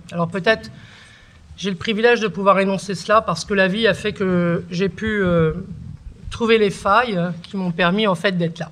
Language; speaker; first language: French; early bilingual, other home language; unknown